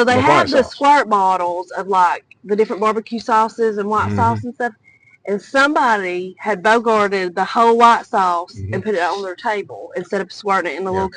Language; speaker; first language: English; native; English